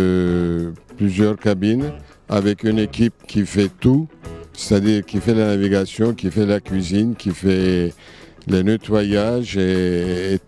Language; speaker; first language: French; non-native, fluent; Turkish